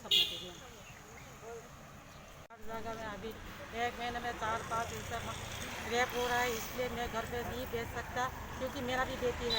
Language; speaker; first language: Hindi; non-native, local second language; Kok Borok